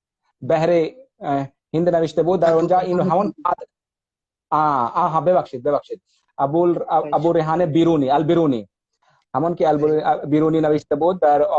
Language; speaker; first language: Persian; non-native, fluent; Hindi